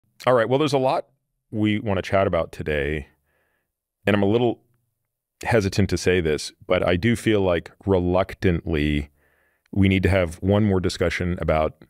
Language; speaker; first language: English; native; English